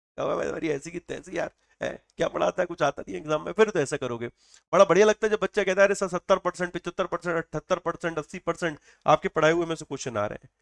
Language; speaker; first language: Hindi; native; Hindi